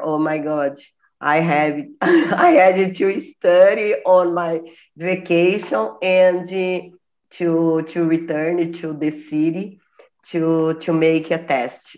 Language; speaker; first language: English; non-native, learner; Portuguese